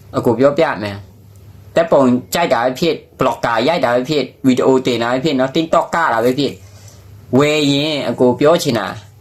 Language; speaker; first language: Burmese; non-native, local second language; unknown